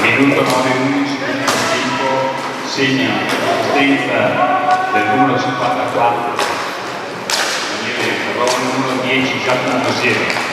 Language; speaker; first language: Italian; native; Italian